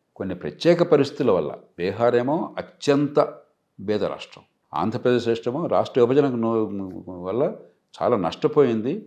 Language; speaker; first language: Telugu; native; Telugu